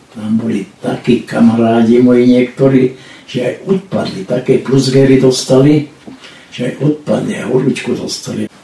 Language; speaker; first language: Slovak; non-native, local second language; Hungarian